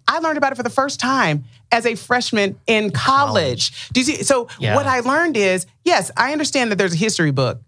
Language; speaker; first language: English; early bilingual, other home language; Akan